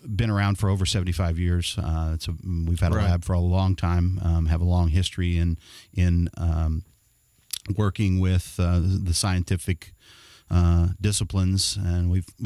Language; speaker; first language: English; native; English